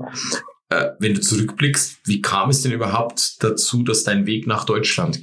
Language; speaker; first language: German; native; German